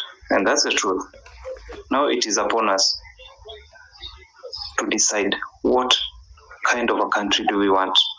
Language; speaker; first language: English; non-native, local second language; Swahili